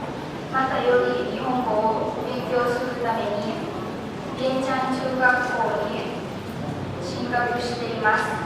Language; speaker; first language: Japanese; non-native, learner; Lao